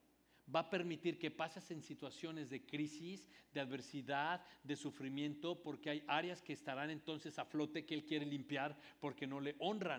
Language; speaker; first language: Spanish; native; Spanish